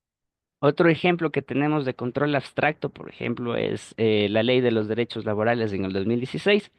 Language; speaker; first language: Spanish; native; Spanish